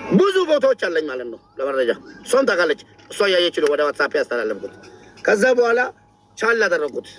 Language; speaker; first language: Amharic; non-native, local second language; Oromo